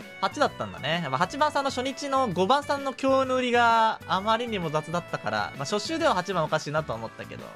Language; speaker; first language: Japanese; native; Japanese